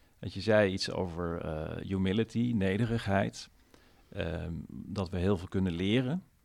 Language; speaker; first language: Dutch; native; Dutch